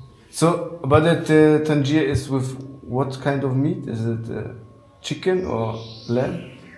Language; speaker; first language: English; non-native, fluent; German